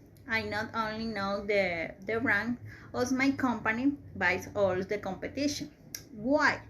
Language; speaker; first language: English; non-native, learner; Spanish